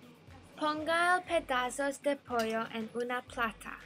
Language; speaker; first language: Spanish; non-native, learner; English